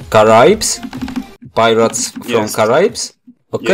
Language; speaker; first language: English; non-native, learner; Polish